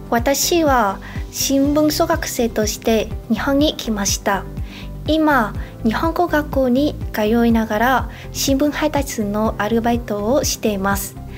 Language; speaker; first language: Japanese; non-native, fluent; Vietnamese